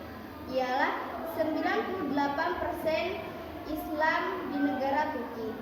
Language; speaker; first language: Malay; non-native, local second language; Madurese